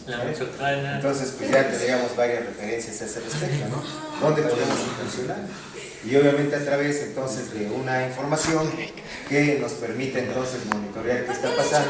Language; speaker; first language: Spanish; native; Spanish